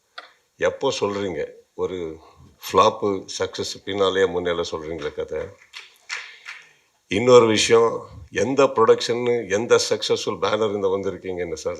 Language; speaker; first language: Tamil; non-native, learner; Kannada